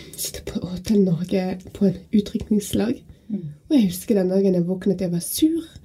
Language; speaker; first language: Norwegian; non-native, fluent; French